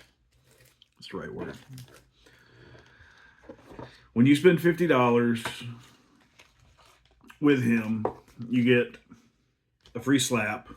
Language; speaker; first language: English; native; English